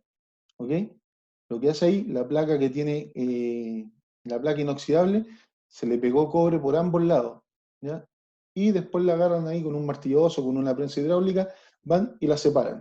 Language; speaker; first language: Spanish; native; Spanish